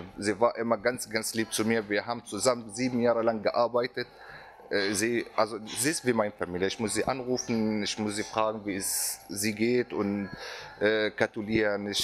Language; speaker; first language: German; non-native, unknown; Arabic